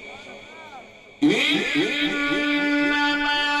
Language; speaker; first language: Arabic; native; Arabic